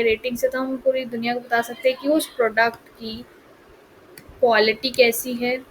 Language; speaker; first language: Hindi; native; Hindi